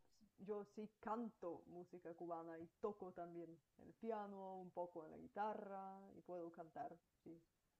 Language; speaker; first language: Spanish; non-native, fluent; Bulgarian